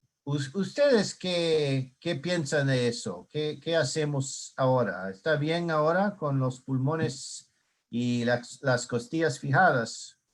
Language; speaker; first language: Spanish; non-native, learner; English